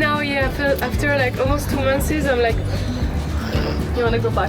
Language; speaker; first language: English; non-native, fluent; French